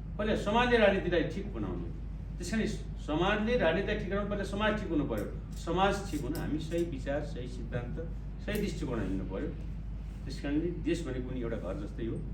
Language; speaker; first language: Nepali; native; Nepali